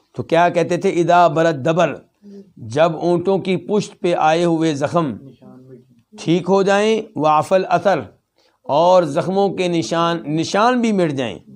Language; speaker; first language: Urdu; native; Urdu